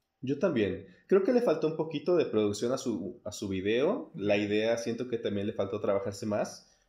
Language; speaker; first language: Spanish; native; Spanish